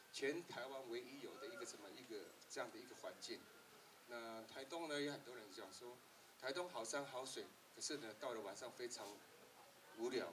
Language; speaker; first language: Chinese; native; Chinese